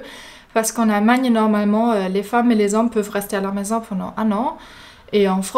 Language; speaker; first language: French; non-native, fluent; German